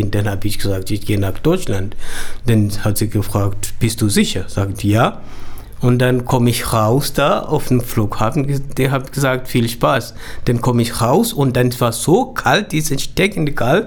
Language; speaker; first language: German; non-native, learner; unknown